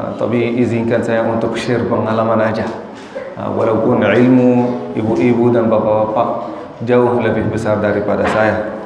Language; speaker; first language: Indonesian; non-native, fluent; Arabic